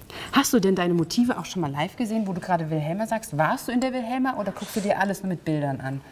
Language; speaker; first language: German; native; German